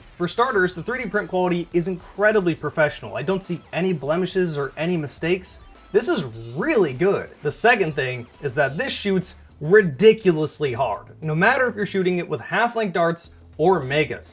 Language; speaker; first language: English; native; English